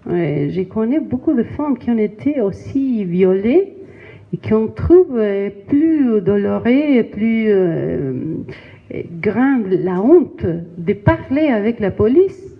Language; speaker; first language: French; non-native, learner; Spanish